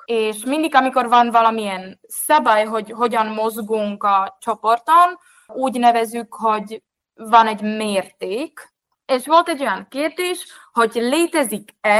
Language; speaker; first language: Hungarian; non-native, fluent; Czech